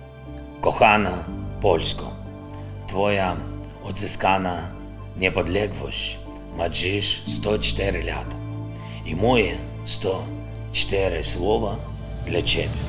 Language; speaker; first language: Polish; non-native, learner; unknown